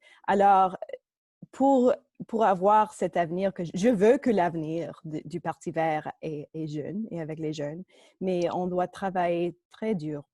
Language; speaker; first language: French; non-native, local second language; English